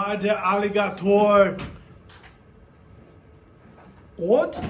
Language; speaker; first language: German; non-native, fluent; English